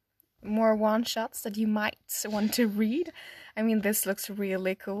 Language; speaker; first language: English; non-native, fluent; Swedish